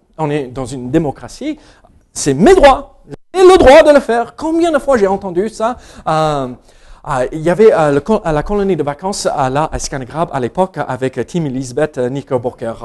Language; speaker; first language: French; non-native, fluent; English